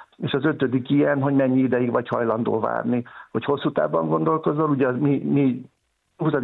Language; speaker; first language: Hungarian; native; Hungarian